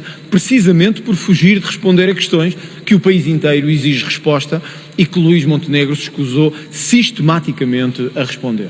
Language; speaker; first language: Portuguese; native; Portuguese